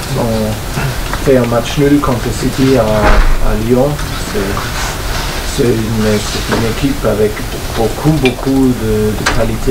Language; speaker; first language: French; non-native, fluent; German